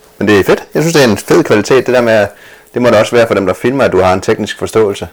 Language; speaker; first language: Danish; native; Danish